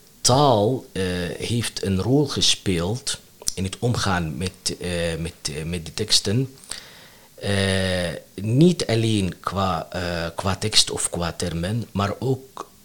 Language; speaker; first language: Dutch; non-native, fluent; Arabic